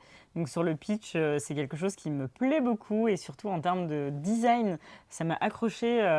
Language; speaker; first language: French; native; French